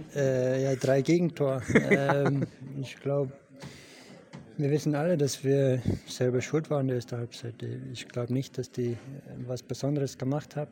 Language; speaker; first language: German; non-native, fluent; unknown